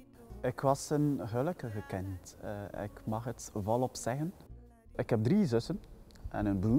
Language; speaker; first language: Dutch; non-native, fluent; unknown